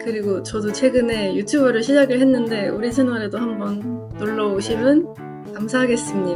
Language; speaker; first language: Korean; non-native, fluent; Estonian